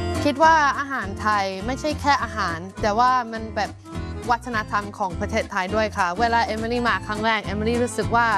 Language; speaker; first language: Thai; non-native, fluent; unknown